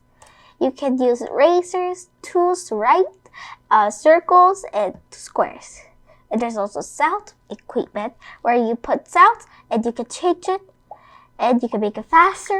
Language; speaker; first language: English; non-native, fluent; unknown